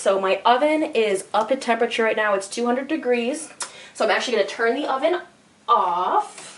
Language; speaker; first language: English; native; English